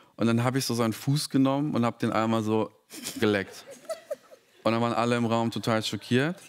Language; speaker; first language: German; early bilingual, other home language; Serbian